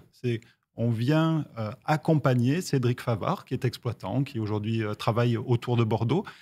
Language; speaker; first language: French; native; French